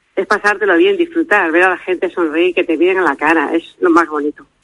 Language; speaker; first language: Spanish; native; Spanish